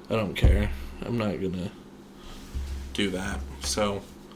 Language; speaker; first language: English; native; English